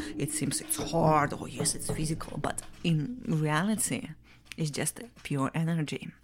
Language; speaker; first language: English; non-native, fluent; Russian